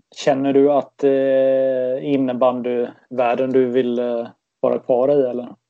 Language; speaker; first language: Swedish; native; Swedish